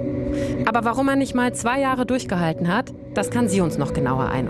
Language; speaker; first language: German; native; German